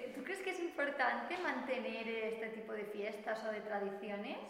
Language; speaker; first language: Spanish; native; Spanish